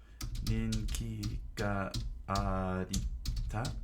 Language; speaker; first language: Japanese; non-native, learner; English